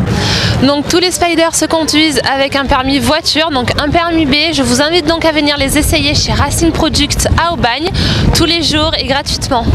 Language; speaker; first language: French; native; French